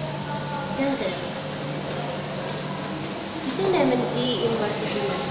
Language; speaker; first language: German; non-native, learner; Indonesian